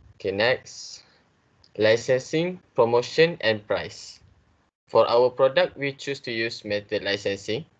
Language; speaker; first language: English; non-native, learner; Malay